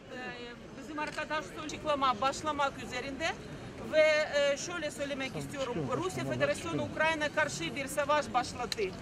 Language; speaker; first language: Turkish; non-native, learner; Ukrainian